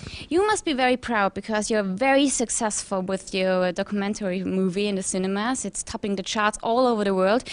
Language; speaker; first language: English; non-native, fluent; German